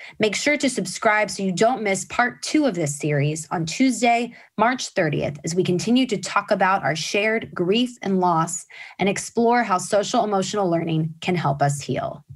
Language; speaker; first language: English; native; English